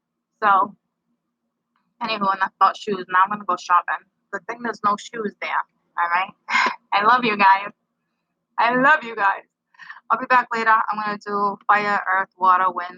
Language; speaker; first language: English; native; English